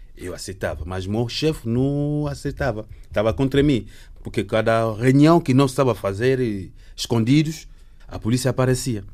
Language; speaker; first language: Portuguese; non-native, learner; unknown